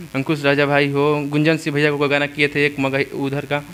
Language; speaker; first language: Hindi; native; Hindi